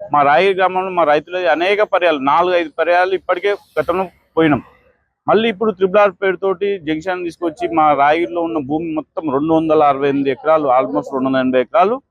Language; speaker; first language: Telugu; native; Telugu